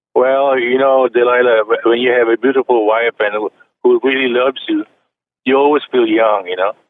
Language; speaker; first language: English; non-native, fluent; Chinese